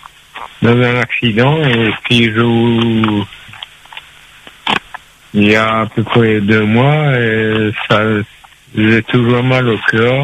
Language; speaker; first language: French; non-native, local second language; Réunion Creole French